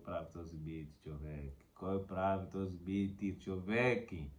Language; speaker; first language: Bulgarian; non-native, learner; Portuguese